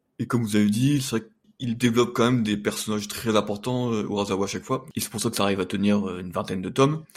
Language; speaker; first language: French; native; French